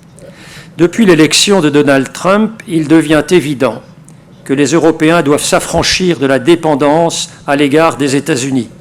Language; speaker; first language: French; native; French